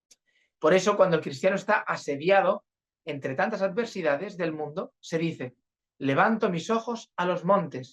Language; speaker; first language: Spanish; native; Spanish